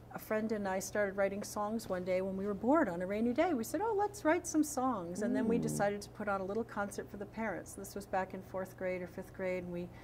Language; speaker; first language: English; native; English